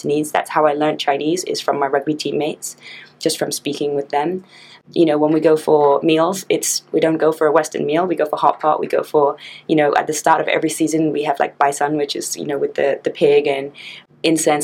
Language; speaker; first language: English; native; English